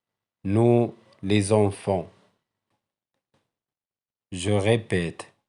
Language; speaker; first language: French; non-native, local second language; Arabic